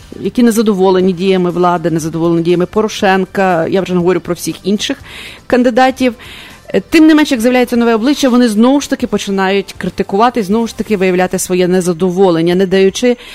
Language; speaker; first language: Ukrainian; native; Ukrainian